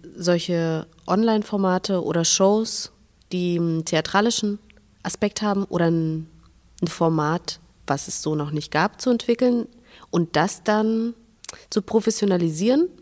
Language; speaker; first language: German; non-native, fluent; Belarusian